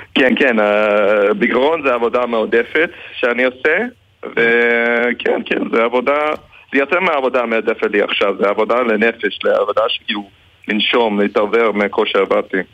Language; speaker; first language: Hebrew; non-native, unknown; English